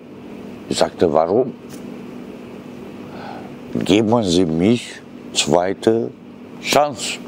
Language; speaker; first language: German; non-native, learner; Romanian